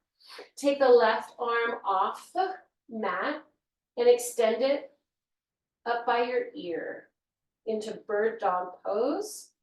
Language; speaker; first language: English; native; English